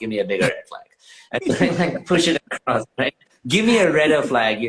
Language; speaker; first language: English; native; English